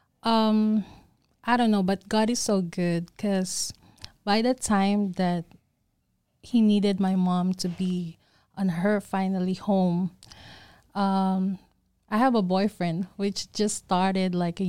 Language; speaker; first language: English; non-native, local second language; Filipino